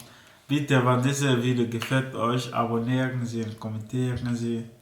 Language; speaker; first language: German; non-native, learner; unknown